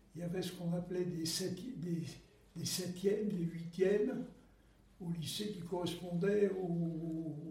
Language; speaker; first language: French; native; French